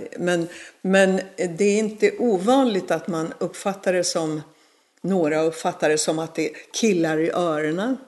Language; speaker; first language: Swedish; native; Swedish